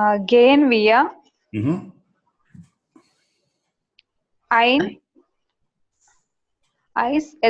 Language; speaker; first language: German; non-native, learner; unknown